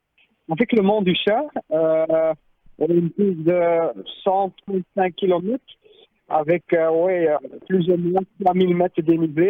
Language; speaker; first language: French; non-native, local second language; Dutch